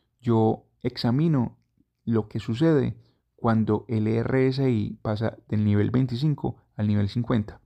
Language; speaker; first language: Spanish; native; Spanish